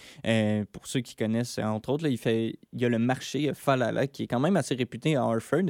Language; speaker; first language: French; native; French